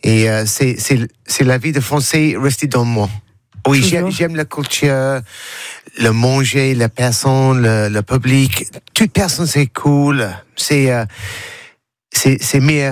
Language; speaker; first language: French; non-native, learner; English